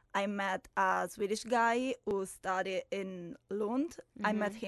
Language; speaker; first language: English; non-native, fluent; Italian